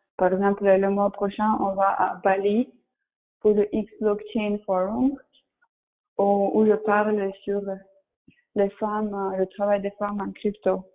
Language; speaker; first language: French; non-native, fluent; Russian